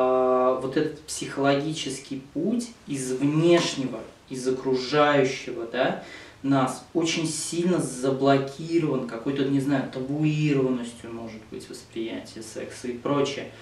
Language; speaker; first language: Russian; native; Russian